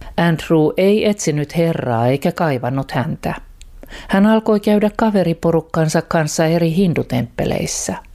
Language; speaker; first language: Finnish; native; Finnish